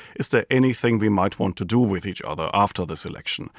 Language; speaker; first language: English; non-native, fluent; German